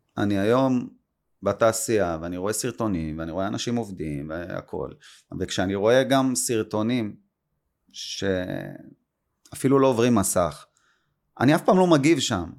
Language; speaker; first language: Hebrew; native; Hebrew